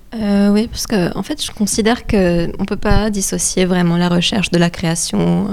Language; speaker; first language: French; non-native, local second language; Arabic